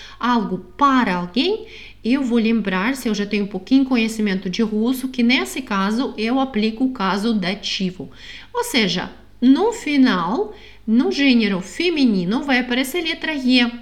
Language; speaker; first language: Portuguese; non-native, fluent; Russian